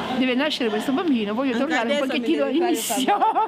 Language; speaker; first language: Italian; native; Italian